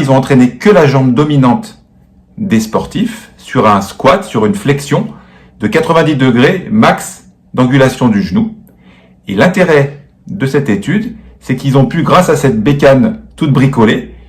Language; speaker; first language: French; native; French